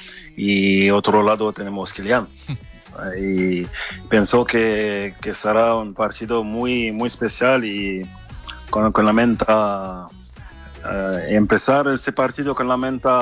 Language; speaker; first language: Spanish; non-native, fluent; French